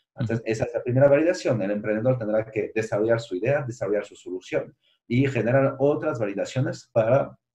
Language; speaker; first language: Spanish; non-native, fluent; French